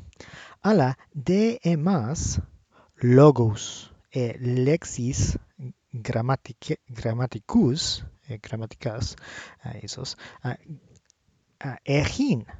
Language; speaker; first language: Greek; non-native, learner; English